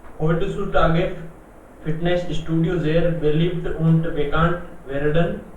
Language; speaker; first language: German; non-native, learner; Punjabi